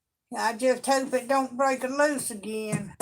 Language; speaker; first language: English; native; English